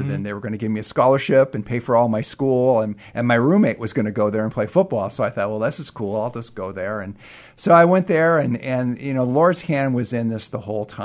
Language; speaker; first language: English; native; English